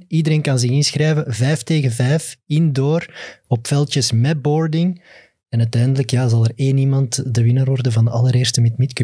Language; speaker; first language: Dutch; native; Dutch